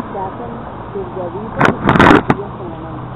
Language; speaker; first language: Spanish; native; Spanish